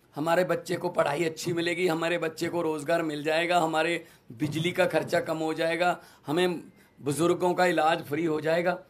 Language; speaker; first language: Hindi; non-native, local second language; Punjabi